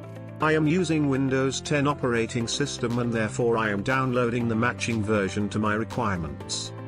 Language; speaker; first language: English; non-native, fluent; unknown